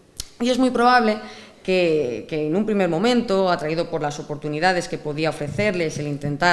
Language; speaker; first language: Spanish; native; Spanish